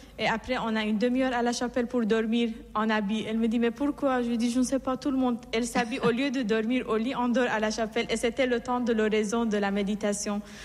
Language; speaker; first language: French; non-native, fluent; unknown